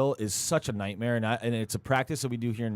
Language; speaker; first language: English; native; English